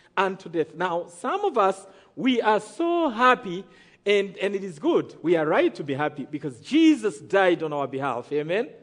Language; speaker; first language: English; non-native, local second language; Kinyarwanda